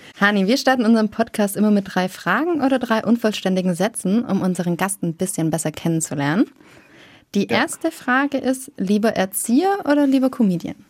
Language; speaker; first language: German; native; German